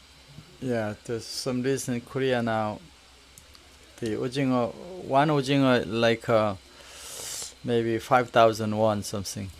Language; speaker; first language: English; non-native, learner; Korean